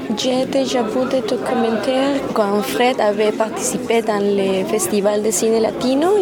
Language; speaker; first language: French; non-native, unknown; Spanish